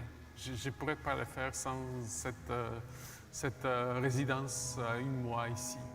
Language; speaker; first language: French; non-native, learner; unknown